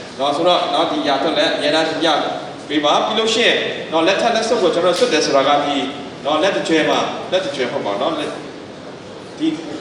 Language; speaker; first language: Burmese; non-native, local second language; Kachin